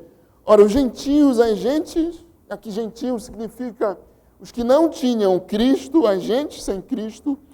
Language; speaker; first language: Portuguese; native; Portuguese